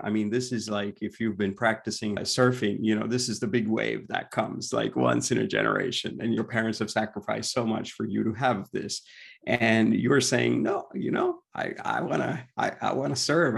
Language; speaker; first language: English; non-native, local second language; Gujarati